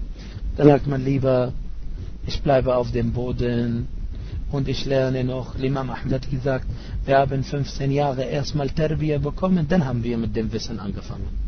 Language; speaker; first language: German; non-native, fluent; Arabic